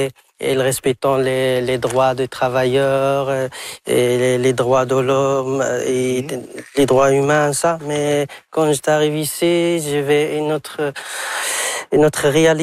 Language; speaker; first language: French; non-native, local second language; Arabic